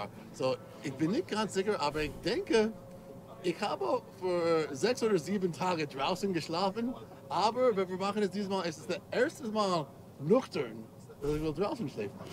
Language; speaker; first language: German; non-native, learner; English